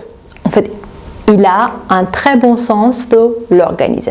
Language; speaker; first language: French; non-native, fluent; Persian